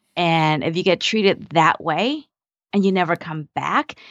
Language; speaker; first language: English; early bilingual, other home language; Vietnamese